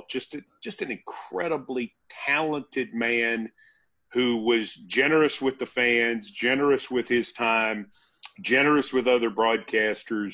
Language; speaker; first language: English; native; English